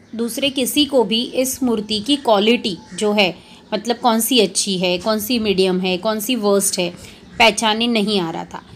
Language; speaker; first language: Hindi; non-native, local second language; Marathi